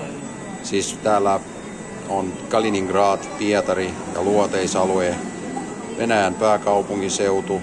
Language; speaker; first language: Finnish; non-native, fluent; Russian